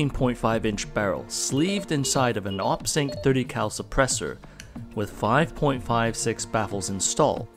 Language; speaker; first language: English; non-native, local second language; Cantonese